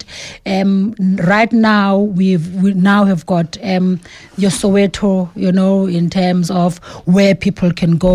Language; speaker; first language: English; non-native, local second language; Xhosa